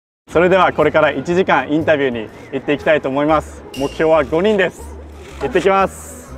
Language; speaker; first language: Japanese; native; Japanese